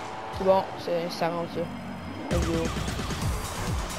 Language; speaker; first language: French; native; French